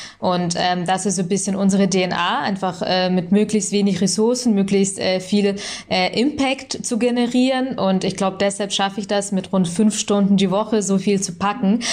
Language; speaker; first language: German; early bilingual, other home language; Russian